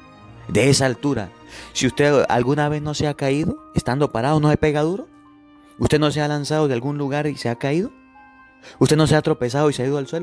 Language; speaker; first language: Spanish; native; Spanish